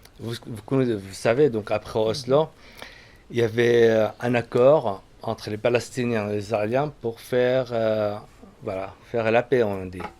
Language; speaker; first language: French; non-native, fluent; Arabic